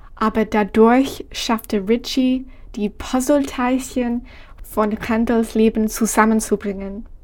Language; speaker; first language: German; non-native, fluent; English